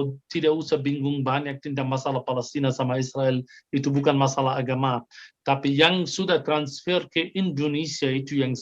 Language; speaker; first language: Indonesian; non-native, fluent; Arabic